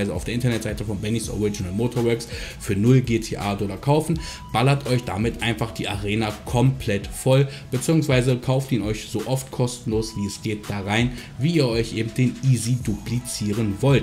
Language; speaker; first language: German; native; German